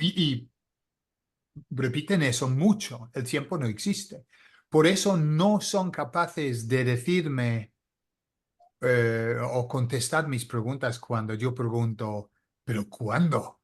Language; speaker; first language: Spanish; non-native, fluent; English